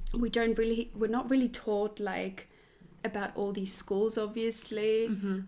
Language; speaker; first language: English; non-native, fluent; Swiss German